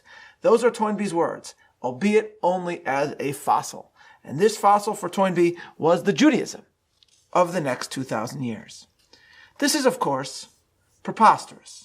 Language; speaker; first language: English; native; English